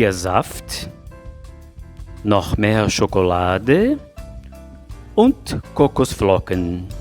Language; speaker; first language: German; non-native, fluent; Portuguese